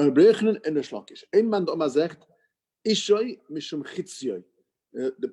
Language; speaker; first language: Dutch; non-native, fluent; English